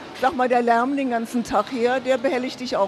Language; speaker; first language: German; native; German